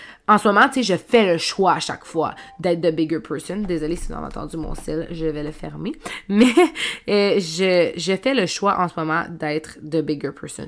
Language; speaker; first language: French; native; French